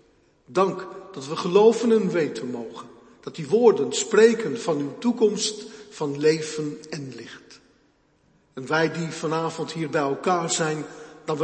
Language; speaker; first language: Dutch; native; Dutch